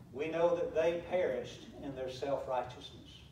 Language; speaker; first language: English; native; English